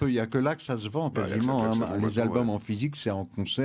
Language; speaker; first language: French; native; French